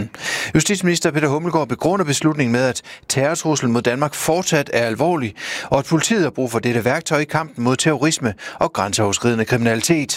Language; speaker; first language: Danish; native; Danish